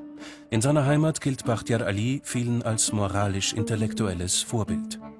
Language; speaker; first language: German; native; German